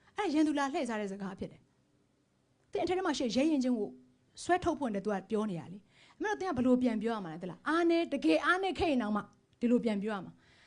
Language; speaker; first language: Burmese; native; Burmese